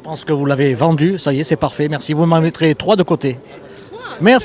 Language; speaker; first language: French; native; French